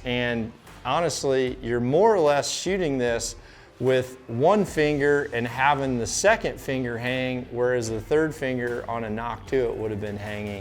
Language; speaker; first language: English; native; English